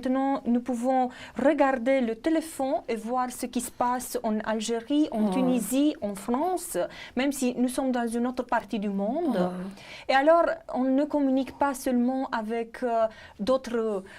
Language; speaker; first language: French; non-native, fluent; Romanian